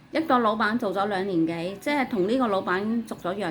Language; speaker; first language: Cantonese; native; Cantonese